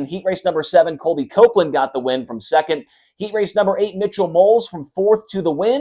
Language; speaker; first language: English; native; English